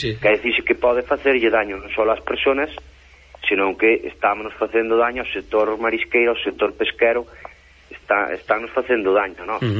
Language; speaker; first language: Galician; native; Galician